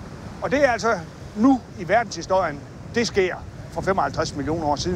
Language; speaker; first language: Danish; native; Danish